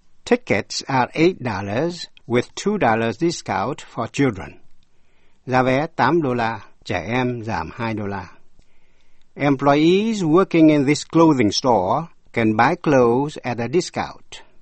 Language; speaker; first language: English; non-native, fluent; Vietnamese